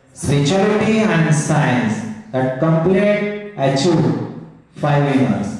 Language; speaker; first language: Hindi; non-native, local second language; Marathi